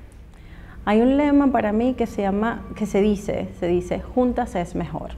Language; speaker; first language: Spanish; native; Spanish